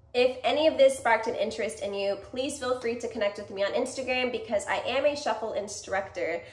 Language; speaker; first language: English; native; English